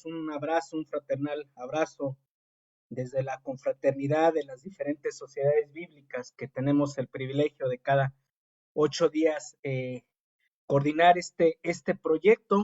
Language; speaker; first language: Spanish; native; Spanish